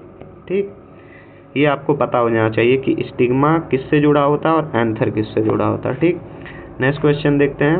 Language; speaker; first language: Hindi; native; Hindi